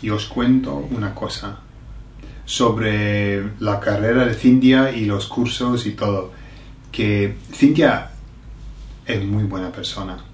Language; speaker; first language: Spanish; non-native, fluent; English